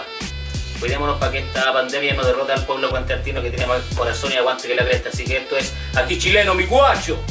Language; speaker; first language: Spanish; native; Spanish